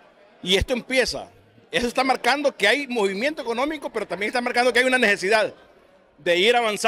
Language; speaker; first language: Spanish; native; Spanish